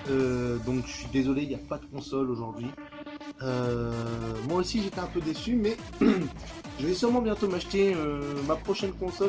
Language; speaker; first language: French; native; French